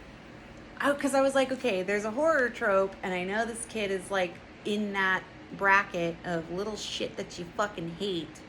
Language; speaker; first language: English; native; English